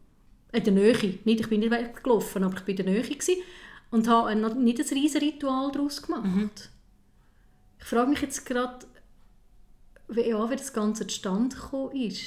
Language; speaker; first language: German; native; German